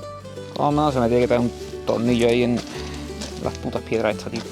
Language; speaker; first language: Spanish; native; Spanish